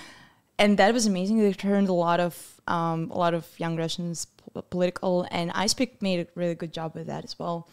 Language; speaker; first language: English; non-native, fluent; Russian